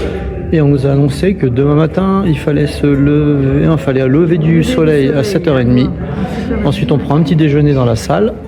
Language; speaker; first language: French; native; French